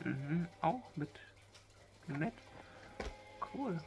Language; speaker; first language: German; native; German